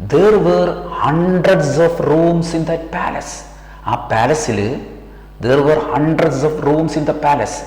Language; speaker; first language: English; non-native, local second language; Malayalam